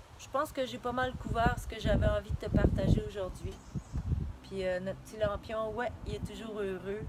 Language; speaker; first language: French; native; French